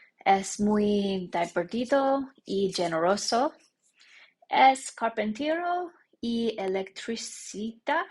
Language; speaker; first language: Spanish; non-native, learner; English